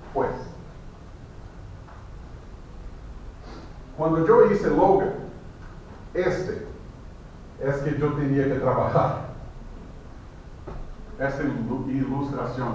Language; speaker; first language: Spanish; non-native, fluent; Portuguese